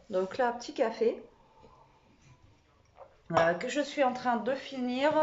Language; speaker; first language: French; native; French